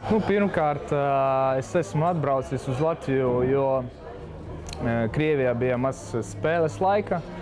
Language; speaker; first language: Latvian; non-native, local second language; Russian